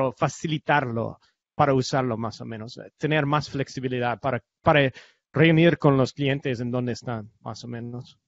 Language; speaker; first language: Spanish; non-native, learner; English